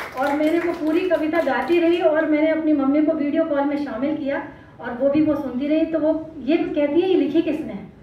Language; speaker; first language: Hindi; native; Hindi